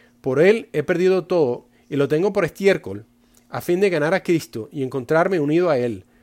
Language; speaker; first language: Spanish; non-native, fluent; English